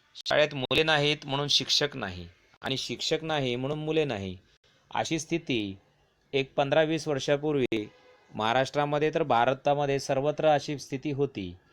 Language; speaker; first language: Marathi; native; Marathi